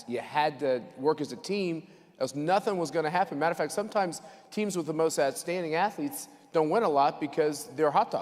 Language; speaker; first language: English; native; English